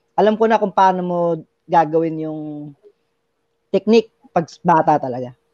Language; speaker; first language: Filipino; native; Filipino